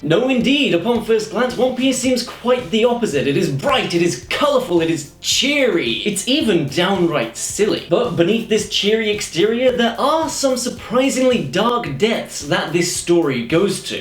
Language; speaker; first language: English; native; English